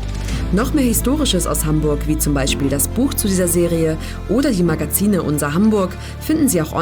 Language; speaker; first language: German; native; German